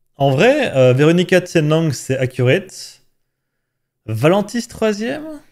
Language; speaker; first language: French; native; French